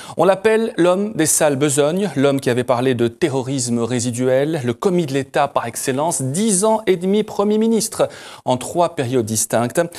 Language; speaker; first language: French; non-native, local second language; Arabic